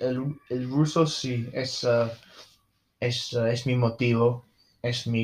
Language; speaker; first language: Spanish; non-native, fluent; English